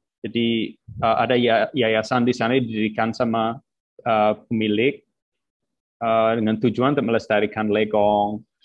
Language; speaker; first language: Indonesian; non-native, fluent; English